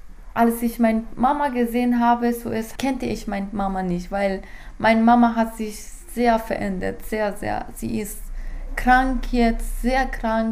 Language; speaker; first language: German; non-native, fluent; Persian